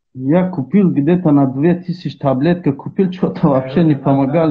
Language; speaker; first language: Russian; non-native, learner; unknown